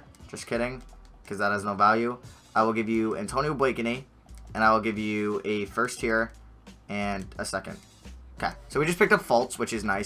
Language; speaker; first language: English; native; English